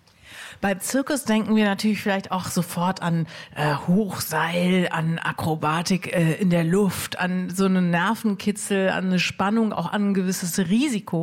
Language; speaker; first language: German; native; German